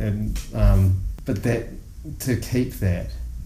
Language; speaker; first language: English; native; English